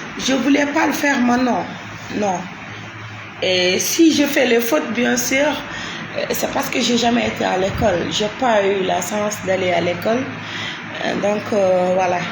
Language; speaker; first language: French; non-native, local second language; Wolof